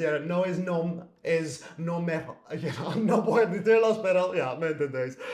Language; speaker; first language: Spanish; non-native, fluent; English